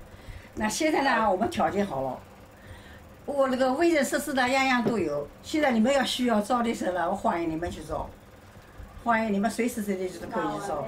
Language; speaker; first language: Chinese; native; Chinese